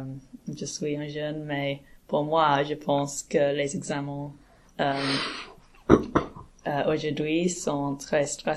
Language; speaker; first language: French; non-native, learner; English